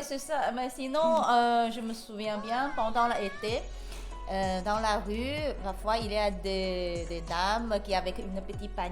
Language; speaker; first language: French; non-native, learner; Chinese